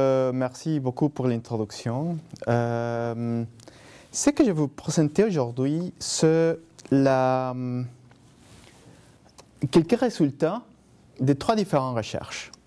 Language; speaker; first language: French; non-native, fluent; Spanish